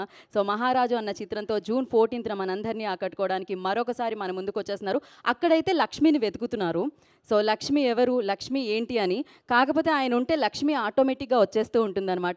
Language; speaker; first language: Telugu; native; Telugu